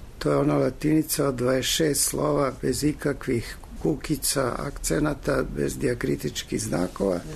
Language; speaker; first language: Serbian; native; Serbian